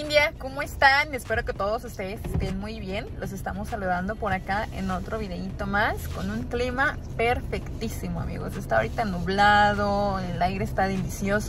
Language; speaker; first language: Spanish; native; Spanish